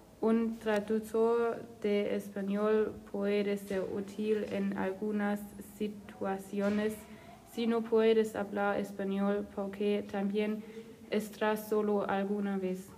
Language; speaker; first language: Spanish; non-native, learner; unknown